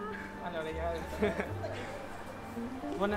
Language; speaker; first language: Italian; non-native, learner; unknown